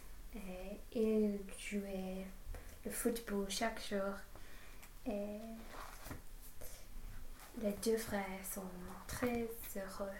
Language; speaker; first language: French; non-native, learner; English